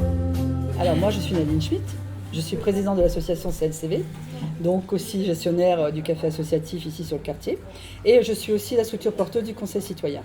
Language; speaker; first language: French; native; French